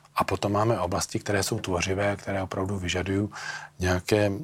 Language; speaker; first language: Czech; native; Czech